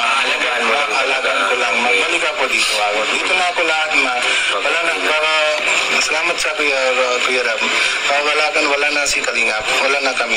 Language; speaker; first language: Filipino; non-native, learner; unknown